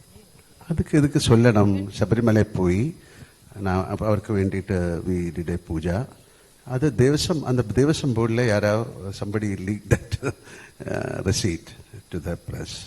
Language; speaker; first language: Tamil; non-native, learner; Malayalam